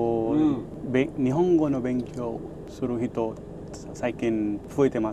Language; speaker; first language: Japanese; non-native, learner; Hindi